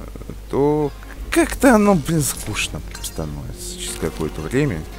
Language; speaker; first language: Russian; native; Russian